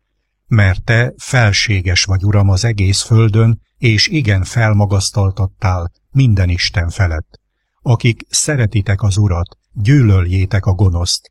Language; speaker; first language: Hungarian; native; Hungarian